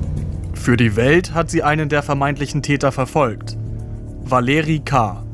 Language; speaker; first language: German; native; German